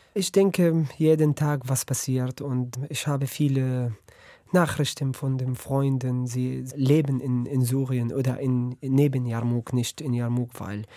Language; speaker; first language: German; non-native, learner; Arabic